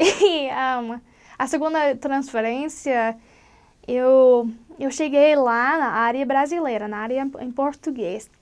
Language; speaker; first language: Portuguese; non-native, learner; English